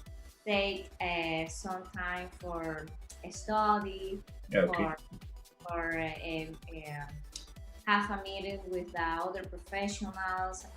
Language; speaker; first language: English; non-native, learner; Spanish